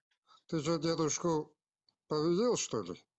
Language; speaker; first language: Russian; non-native, local second language; Kazakh